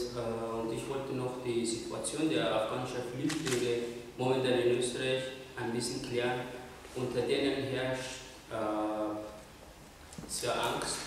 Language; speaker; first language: German; non-native, fluent; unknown